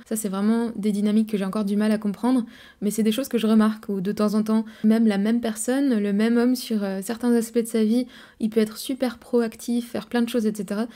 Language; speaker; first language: French; native; French